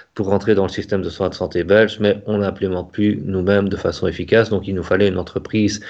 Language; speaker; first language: French; native; French